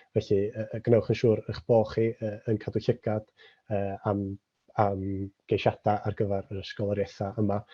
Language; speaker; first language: Welsh; native; Welsh